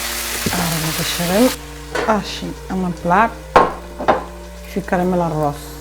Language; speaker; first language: Catalan; non-native, local second language; Fula